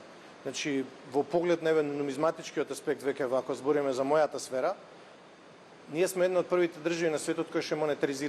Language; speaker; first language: Macedonian; native; Macedonian